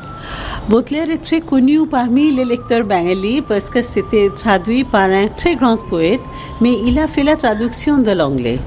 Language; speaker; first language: French; non-native, fluent; Bangla